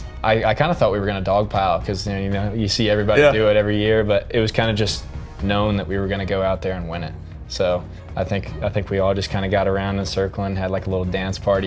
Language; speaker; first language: English; native; English